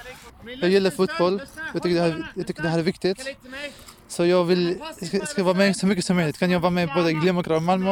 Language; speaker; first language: Swedish; non-native, fluent; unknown